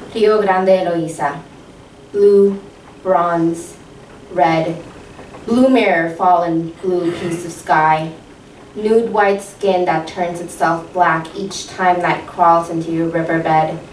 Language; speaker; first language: English; non-native, fluent; Spanish